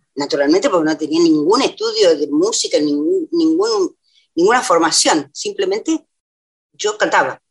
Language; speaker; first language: Spanish; native; Spanish